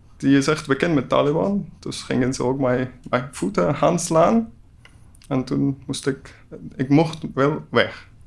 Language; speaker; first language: Dutch; non-native, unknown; Persian